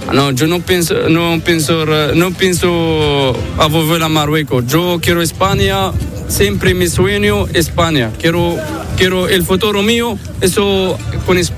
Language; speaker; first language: Spanish; non-native, learner; Arabic